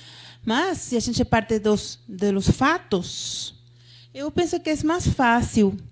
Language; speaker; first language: Portuguese; non-native, fluent; Spanish